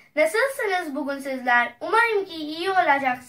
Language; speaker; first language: Turkish; non-native, learner; Urdu